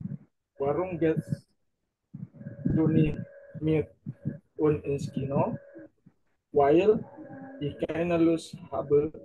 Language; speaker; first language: German; non-native, learner; Indonesian